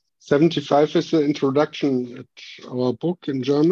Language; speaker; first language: English; non-native, fluent; German